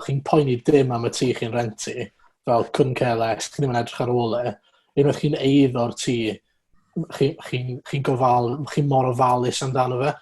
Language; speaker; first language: Welsh; native; Welsh